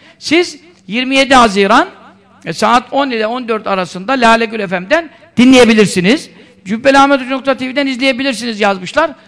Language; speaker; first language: Turkish; native; Turkish